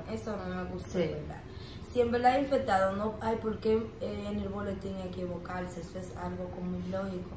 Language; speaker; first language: Spanish; native; Spanish